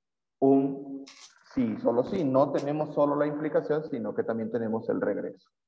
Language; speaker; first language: Spanish; native; Spanish